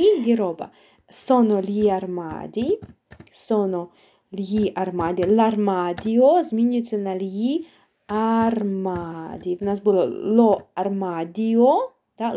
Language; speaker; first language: Italian; non-native, fluent; Ukrainian